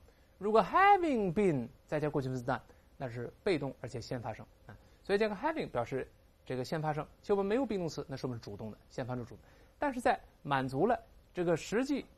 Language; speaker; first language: Chinese; native; Chinese